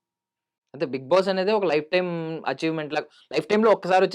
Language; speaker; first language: Telugu; native; Telugu